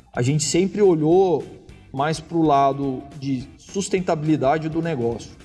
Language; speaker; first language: Portuguese; native; Portuguese